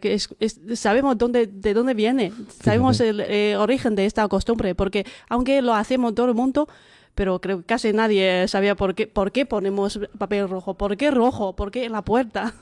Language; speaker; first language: Spanish; non-native, fluent; Chinese